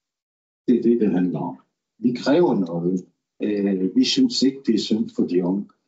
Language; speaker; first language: Danish; non-native, local second language; Kalaallisut